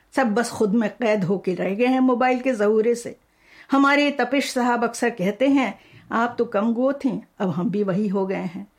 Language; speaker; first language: Hindi; non-native, local second language; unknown